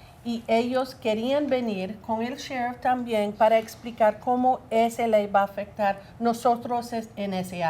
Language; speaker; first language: Spanish; non-native, learner; English